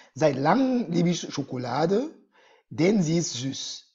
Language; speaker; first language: German; non-native, fluent; French